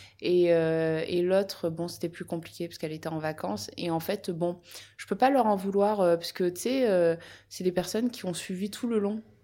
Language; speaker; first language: French; native; French